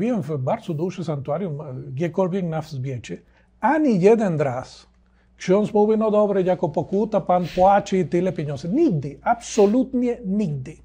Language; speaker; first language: Polish; non-native, learner; Spanish